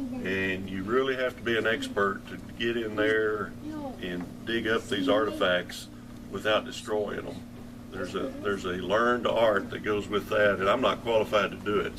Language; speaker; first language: English; native; English